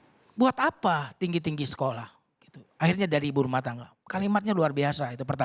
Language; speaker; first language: Indonesian; native; Indonesian